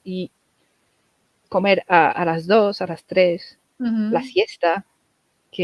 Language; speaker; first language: Spanish; non-native, fluent; English